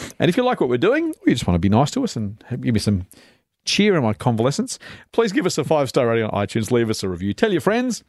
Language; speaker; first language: English; native; English